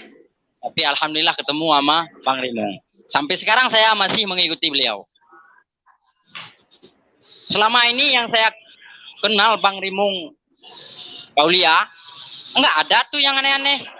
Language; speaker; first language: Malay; non-native, local second language; Achinese